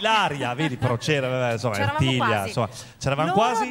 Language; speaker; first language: Italian; native; Italian